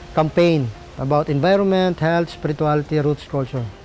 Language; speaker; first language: English; non-native, local second language; Waray